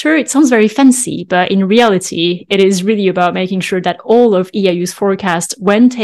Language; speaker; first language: English; non-native, fluent; French